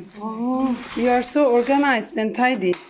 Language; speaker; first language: English; non-native, learner; Turkish